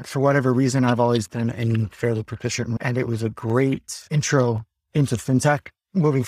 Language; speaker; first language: English; native; English